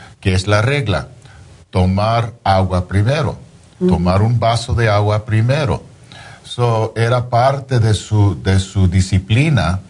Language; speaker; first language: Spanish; non-native, fluent; English